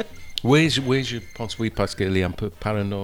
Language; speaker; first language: French; non-native, fluent; English